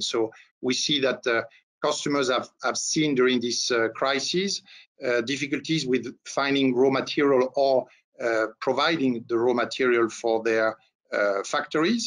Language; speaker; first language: English; non-native, fluent; French